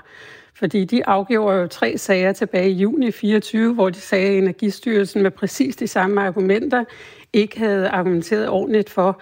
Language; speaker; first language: Danish; native; Danish